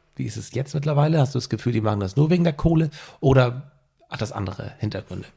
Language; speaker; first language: German; native; German